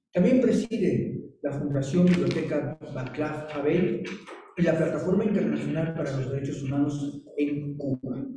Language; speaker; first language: Spanish; native; Spanish